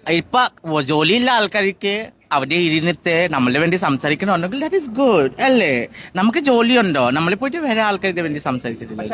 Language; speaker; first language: Malayalam; non-native, fluent; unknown